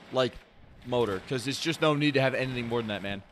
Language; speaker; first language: English; native; English